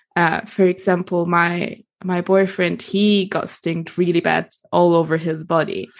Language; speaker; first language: English; non-native, fluent; Italian